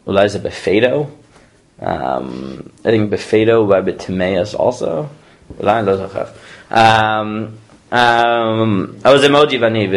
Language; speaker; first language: Hebrew; non-native, fluent; English